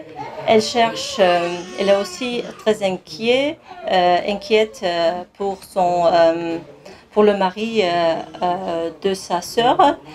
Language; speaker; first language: French; non-native, fluent; Kazakh